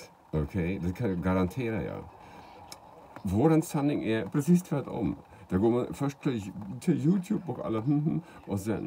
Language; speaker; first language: Swedish; non-native, fluent; German